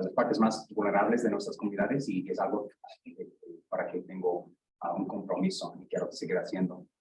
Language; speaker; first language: Spanish; non-native, learner; English